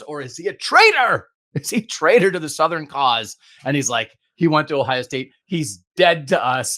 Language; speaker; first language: English; native; English